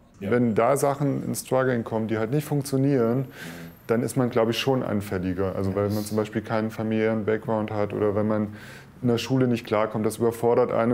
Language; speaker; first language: German; native; German